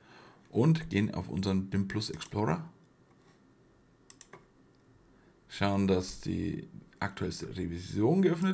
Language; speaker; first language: German; native; German